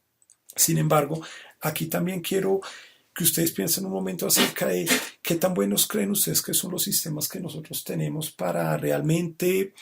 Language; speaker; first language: Spanish; native; Spanish